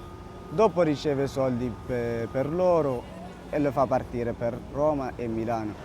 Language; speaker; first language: Italian; non-native, learner; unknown